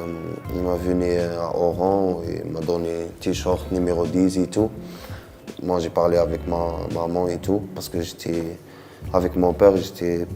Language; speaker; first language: French; non-native, local second language; Arabic